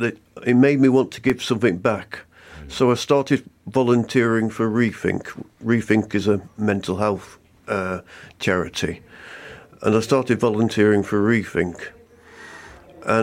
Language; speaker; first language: English; native; English